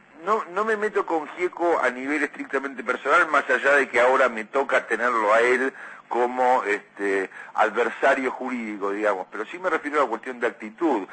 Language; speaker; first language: Spanish; native; Spanish